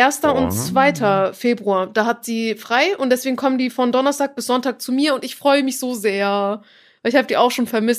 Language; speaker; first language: German; native; German